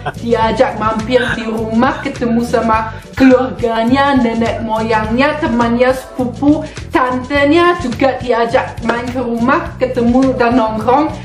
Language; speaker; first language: Indonesian; non-native, fluent; German